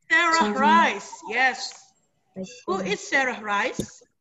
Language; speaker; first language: English; non-native, fluent; Indonesian